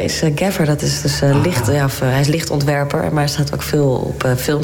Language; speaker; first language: Dutch; native; Dutch